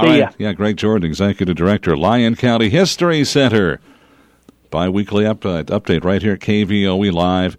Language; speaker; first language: English; native; English